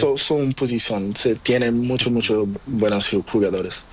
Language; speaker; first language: Spanish; non-native, learner; Portuguese